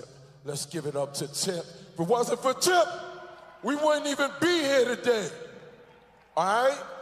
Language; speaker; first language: English; native; English